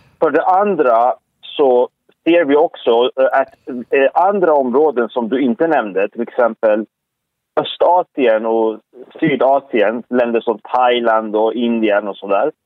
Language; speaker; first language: Swedish; early bilingual, other home language; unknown